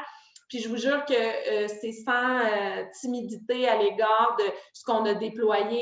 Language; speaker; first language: French; native; French